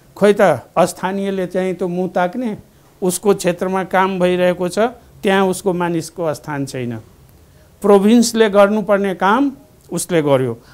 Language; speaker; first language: Nepali; non-native, local second language; Maithili